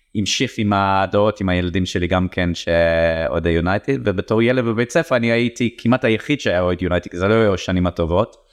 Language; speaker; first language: Hebrew; non-native, fluent; English